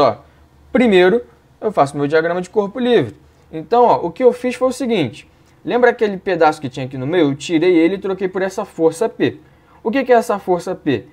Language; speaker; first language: Portuguese; native; Portuguese